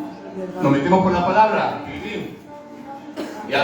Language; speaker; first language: Spanish; native; Spanish